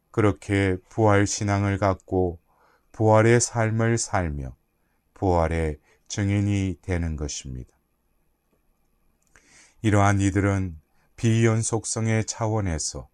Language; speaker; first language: Korean; native; Korean